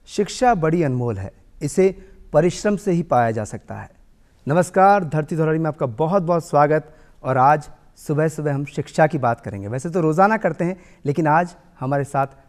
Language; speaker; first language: Hindi; native; Hindi